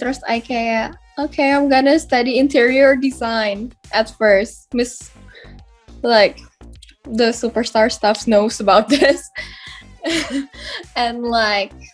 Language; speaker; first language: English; non-native, fluent; Indonesian